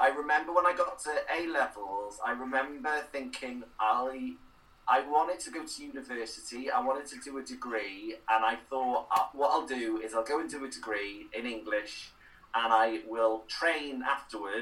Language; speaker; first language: English; non-native, local second language; Welsh